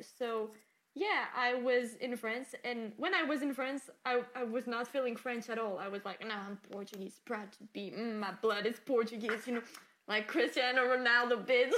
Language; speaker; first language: English; non-native, fluent; French